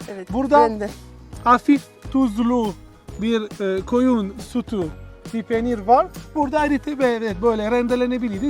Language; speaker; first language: Turkish; non-native, learner; Italian